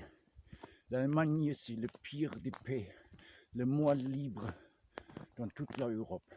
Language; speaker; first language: French; non-native, fluent; German